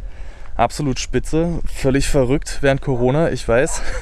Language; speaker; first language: German; native; German